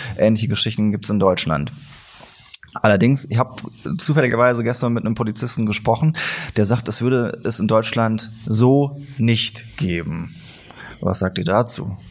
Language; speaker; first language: German; native; German